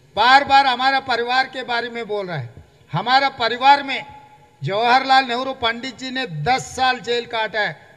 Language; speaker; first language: Hindi; non-native, local second language; Telugu